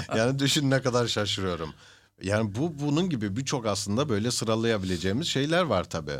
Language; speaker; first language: Turkish; early bilingual, heritage; Turkish